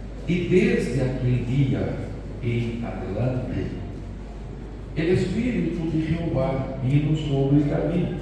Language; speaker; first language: Spanish; non-native, fluent; Portuguese